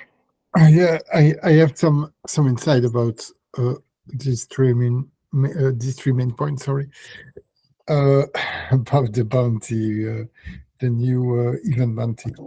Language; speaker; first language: English; non-native, fluent; French